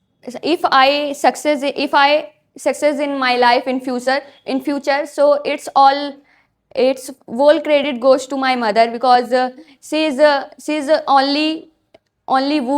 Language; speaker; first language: English; non-native, learner; Hindi